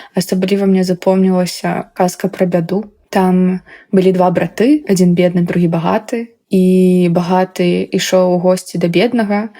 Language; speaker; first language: Belarusian; native; Belarusian